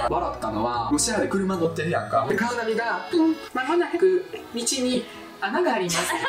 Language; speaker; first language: Japanese; early bilingual, other home language; Russian